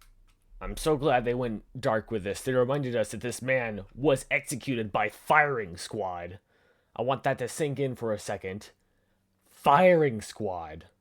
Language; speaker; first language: English; native; English